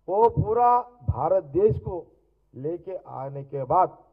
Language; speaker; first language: Hindi; non-native, local second language; Telugu